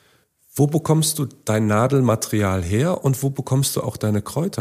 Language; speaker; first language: German; native; German